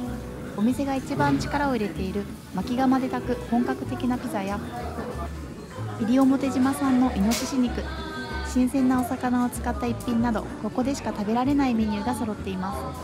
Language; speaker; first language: Japanese; native; Japanese